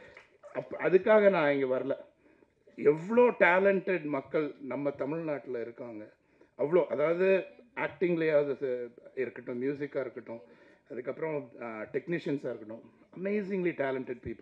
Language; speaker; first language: Tamil; early bilingual, heritage; Tamil